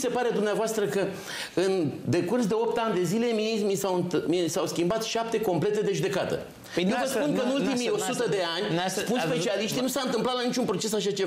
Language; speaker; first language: Romanian; native; Romanian